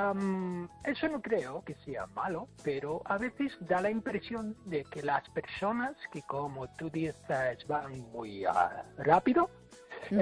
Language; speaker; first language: Spanish; non-native, fluent; English